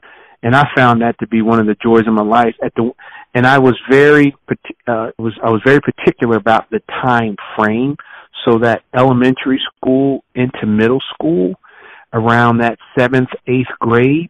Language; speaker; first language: English; native; English